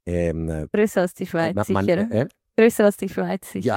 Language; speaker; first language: German; native; German